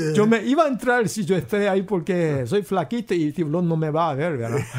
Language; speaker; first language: Spanish; non-native, fluent; Korean